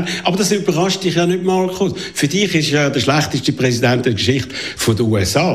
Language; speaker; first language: German; native; German